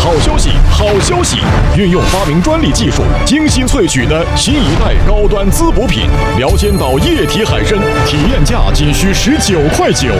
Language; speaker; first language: Chinese; native; Chinese